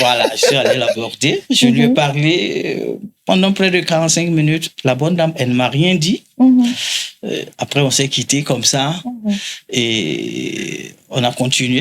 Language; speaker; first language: French; non-native, local second language; Mossi